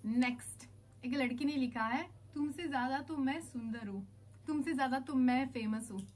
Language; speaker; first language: Hindi; early bilingual, heritage; Hindi